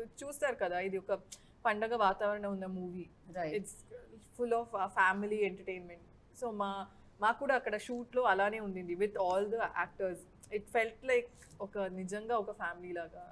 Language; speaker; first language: Telugu; non-native, fluent; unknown